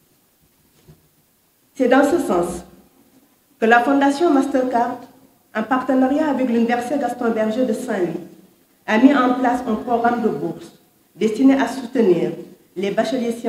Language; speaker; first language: French; non-native, local second language; Wolof